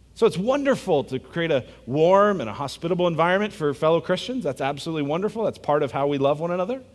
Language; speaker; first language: English; native; English